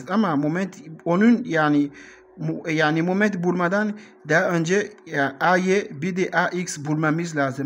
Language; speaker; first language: Turkish; non-native, learner; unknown